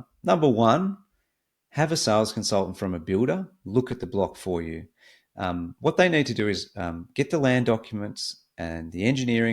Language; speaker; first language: English; native; English